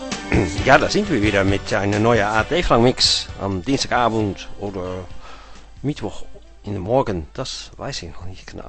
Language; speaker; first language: German; non-native, learner; Dutch